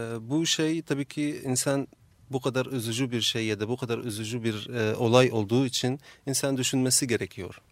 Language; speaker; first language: Turkish; non-native, fluent; Arabic